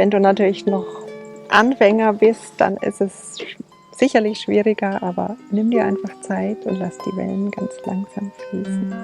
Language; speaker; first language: German; native; German